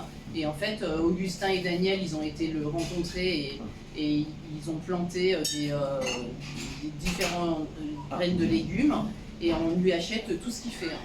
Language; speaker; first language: French; native; French